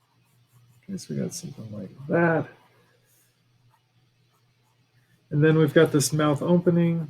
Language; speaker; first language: English; native; English